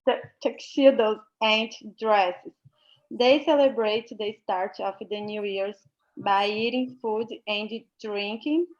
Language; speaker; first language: English; non-native, learner; Portuguese